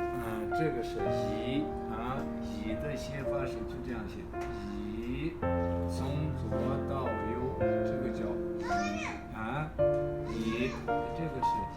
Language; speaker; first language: Chinese; non-native, fluent; Kazakh